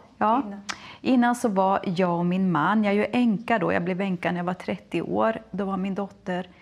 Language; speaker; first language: Swedish; early bilingual, other home language; Finnish